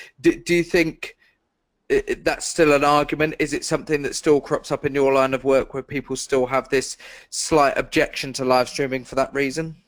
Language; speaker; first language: English; native; English